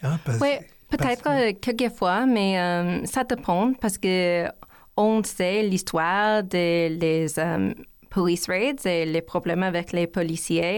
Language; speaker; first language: French; non-native, learner; English